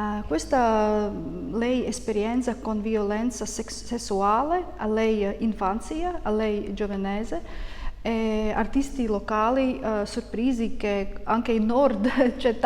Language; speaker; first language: Italian; non-native, learner; Latvian